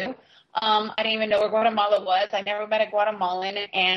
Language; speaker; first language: English; early bilingual, other home language; Russian